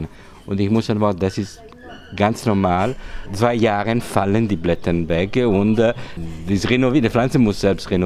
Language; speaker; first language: German; non-native, learner; Italian